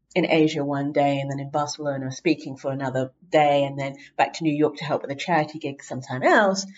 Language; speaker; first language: English; native; English